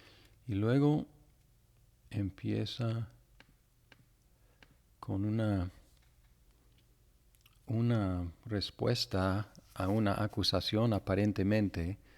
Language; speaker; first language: Spanish; non-native, fluent; English